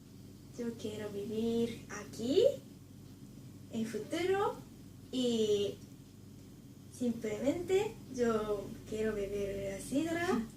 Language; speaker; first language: Spanish; non-native, learner; Japanese